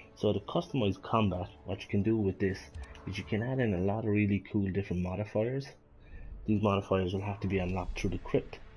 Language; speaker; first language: English; native; English